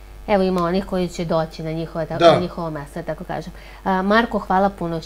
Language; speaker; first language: Serbian; native; Serbian